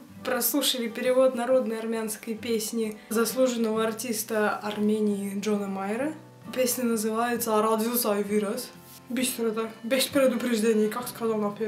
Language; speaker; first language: Russian; early bilingual, heritage; Russian